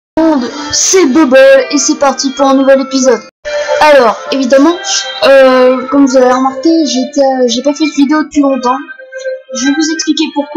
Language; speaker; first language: French; native; French